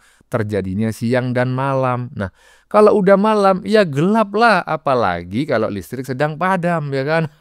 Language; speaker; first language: Indonesian; native; Indonesian